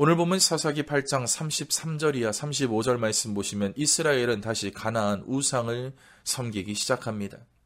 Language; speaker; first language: Korean; native; Korean